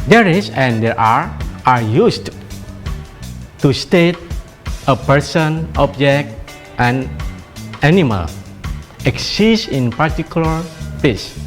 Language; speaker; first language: English; non-native, fluent; Indonesian